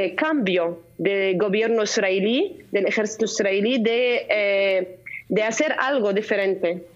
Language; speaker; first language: Spanish; non-native, fluent; Arabic